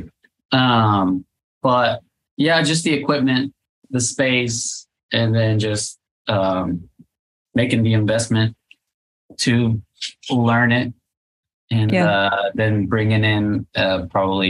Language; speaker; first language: English; non-native, fluent; Spanish